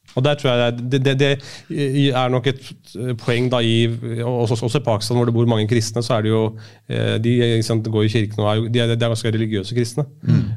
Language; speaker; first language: Norwegian; early bilingual, other home language; Urdu